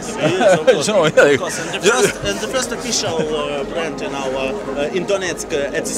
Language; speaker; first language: English; non-native, learner; Russian